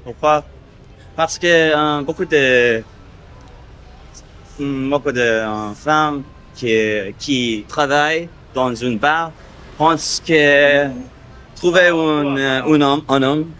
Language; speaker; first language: French; non-native, learner; English